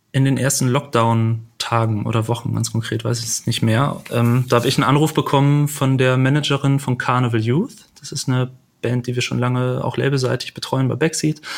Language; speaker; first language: German; native; German